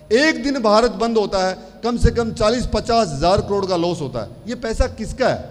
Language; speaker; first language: Hindi; native; Hindi